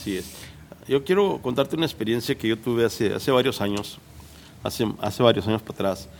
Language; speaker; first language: Spanish; native; Spanish